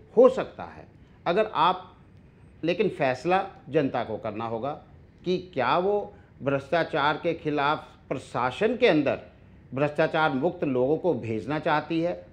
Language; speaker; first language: Hindi; native; Hindi